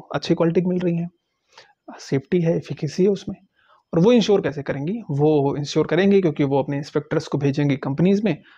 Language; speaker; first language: Hindi; native; Hindi